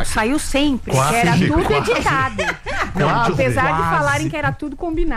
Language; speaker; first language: Portuguese; native; Portuguese